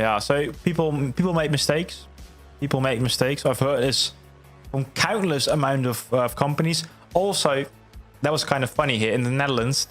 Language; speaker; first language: English; non-native, fluent; Dutch